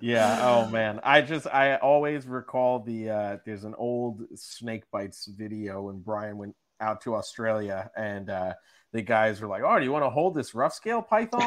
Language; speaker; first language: English; native; English